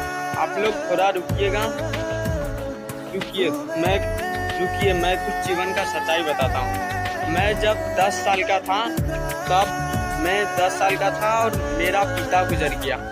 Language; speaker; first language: Hindi; non-native, local second language; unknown